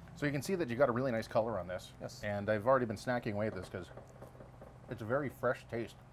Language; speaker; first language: English; native; English